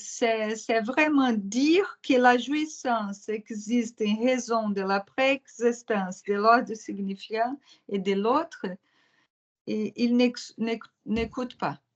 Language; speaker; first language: French; non-native, fluent; Portuguese